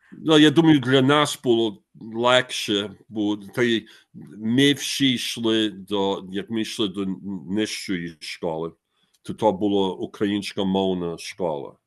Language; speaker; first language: Ukrainian; early bilingual, heritage; Ukrainian